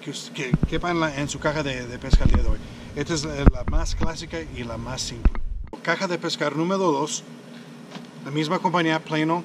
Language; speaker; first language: Spanish; early bilingual, heritage; Spanish